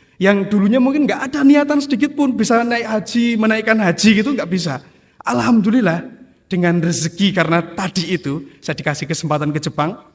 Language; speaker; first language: Indonesian; non-native, local second language; Javanese